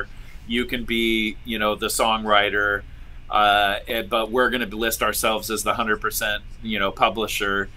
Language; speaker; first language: English; native; English